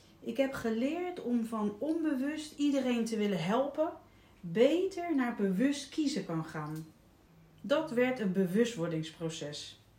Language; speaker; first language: Dutch; native; Dutch